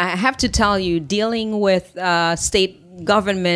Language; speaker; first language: English; non-native, fluent; Haitian Creole